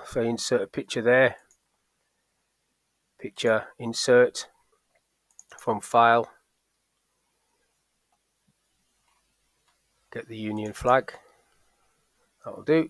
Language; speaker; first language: English; native; English